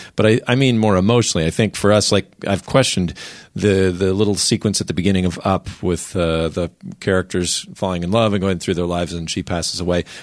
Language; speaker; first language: English; native; English